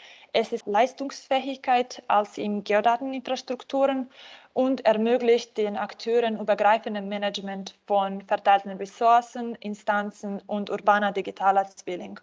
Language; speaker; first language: German; non-native, fluent; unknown